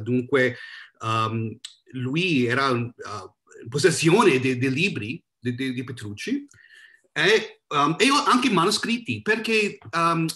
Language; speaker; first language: Italian; non-native, learner; English